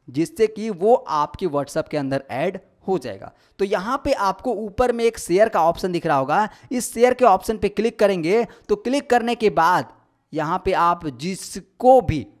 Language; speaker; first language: Hindi; native; Hindi